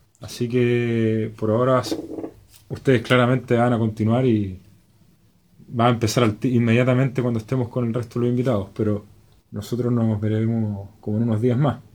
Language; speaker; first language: Spanish; native; Spanish